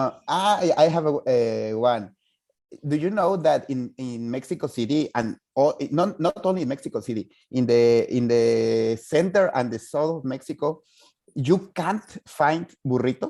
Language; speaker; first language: English; non-native, fluent; Spanish